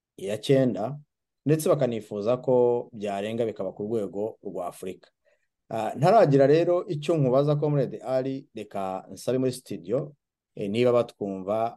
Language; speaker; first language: Kinyarwanda; native; Kinyarwanda